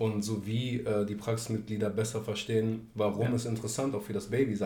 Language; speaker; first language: German; native; German